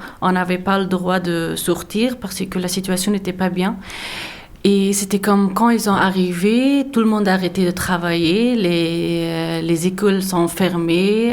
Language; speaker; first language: French; non-native, learner; Persian